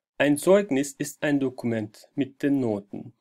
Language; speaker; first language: German; non-native, fluent; Turkish